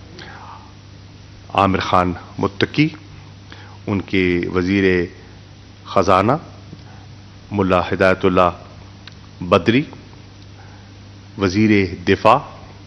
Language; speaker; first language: Urdu; non-native, local second language; Saraiki